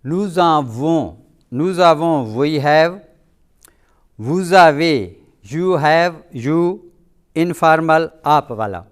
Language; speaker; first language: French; non-native, fluent; Urdu